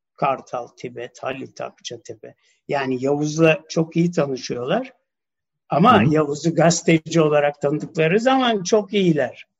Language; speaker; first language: Turkish; early bilingual, heritage; Turkish